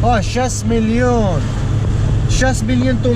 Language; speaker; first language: Persian; non-native, learner; Urdu